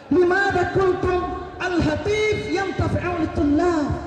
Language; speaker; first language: Arabic; non-native, learner; Achinese